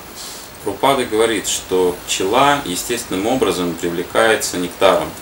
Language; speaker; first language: Russian; native; Russian